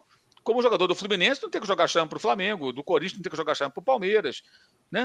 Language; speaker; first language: Portuguese; native; Portuguese